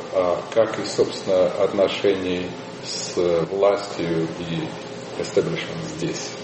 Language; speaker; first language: Russian; native; Russian